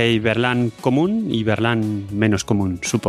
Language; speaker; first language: Spanish; native; Spanish